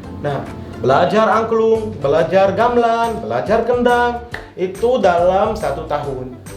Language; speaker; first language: Indonesian; non-native, fluent; Arabic